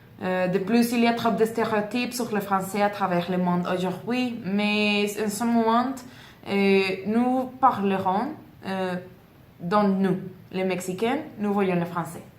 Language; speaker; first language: French; non-native, learner; Spanish